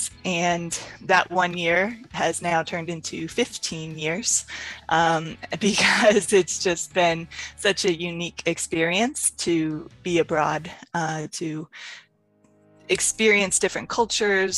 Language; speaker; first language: English; native; English